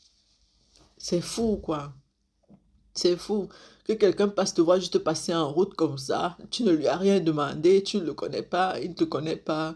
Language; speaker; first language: French; native; French